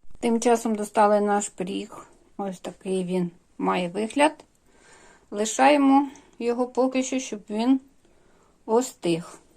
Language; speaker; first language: Ukrainian; native; Ukrainian